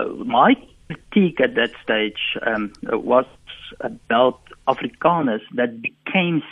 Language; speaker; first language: English; non-native, local second language; Afrikaans